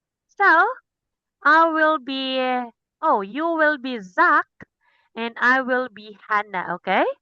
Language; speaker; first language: English; non-native, fluent; Cebuano